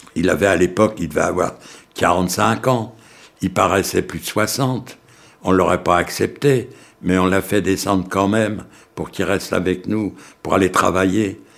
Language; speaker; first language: French; early bilingual, other home language; Yiddish